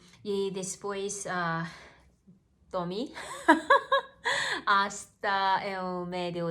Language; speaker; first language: Spanish; non-native, learner; Cantonese